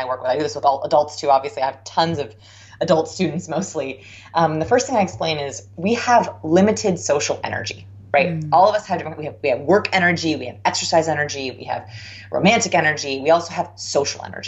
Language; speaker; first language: English; native; English